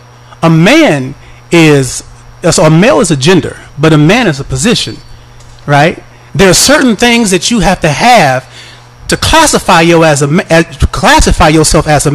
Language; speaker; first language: English; native; English